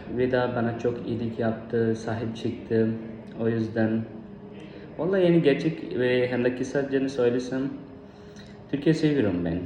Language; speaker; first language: Turkish; non-native, learner; Urdu